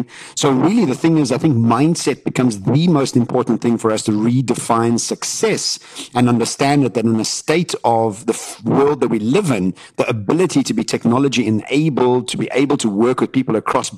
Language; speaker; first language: English; native; English